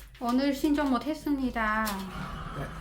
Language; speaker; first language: Korean; non-native, learner; Vietnamese